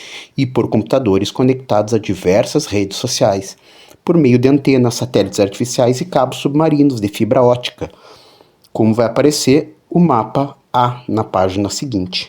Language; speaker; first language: Portuguese; native; Portuguese